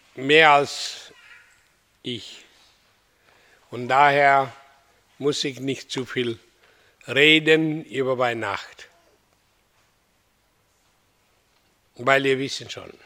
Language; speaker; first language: German; non-native, learner; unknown